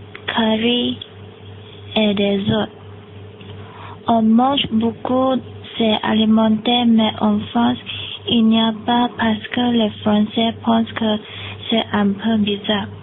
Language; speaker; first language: French; non-native, learner; Malay